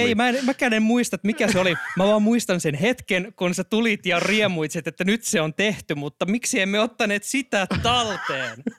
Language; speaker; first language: Finnish; native; Finnish